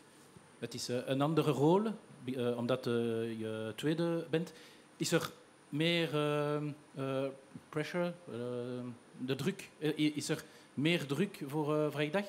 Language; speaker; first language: Dutch; non-native, learner; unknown